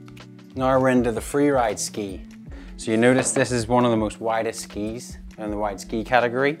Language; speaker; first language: English; native; English